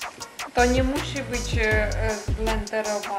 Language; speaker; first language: Polish; non-native, fluent; Ukrainian